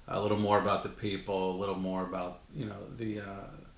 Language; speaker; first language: English; native; English